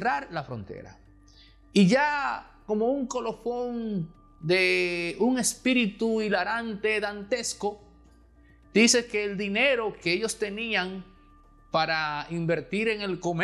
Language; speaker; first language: Spanish; native; Spanish